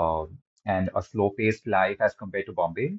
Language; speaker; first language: English; non-native, local second language; Hindi